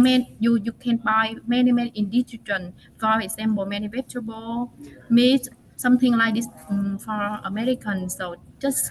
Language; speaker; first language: English; non-native, learner; Vietnamese